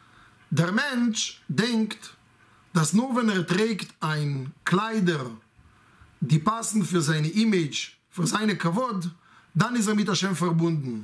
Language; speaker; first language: German; non-native, fluent; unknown